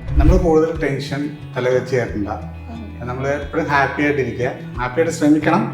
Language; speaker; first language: Malayalam; native; Malayalam